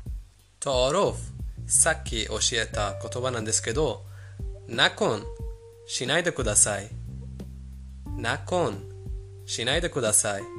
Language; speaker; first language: Japanese; non-native, fluent; Persian